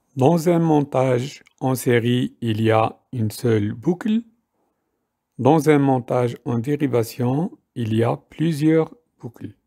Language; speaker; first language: French; non-native, local second language; Arabic